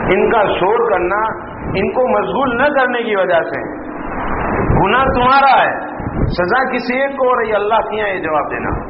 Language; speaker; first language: Urdu; non-native, local second language; Gujarati